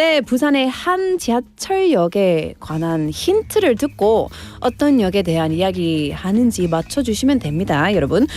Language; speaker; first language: Korean; non-native, learner; English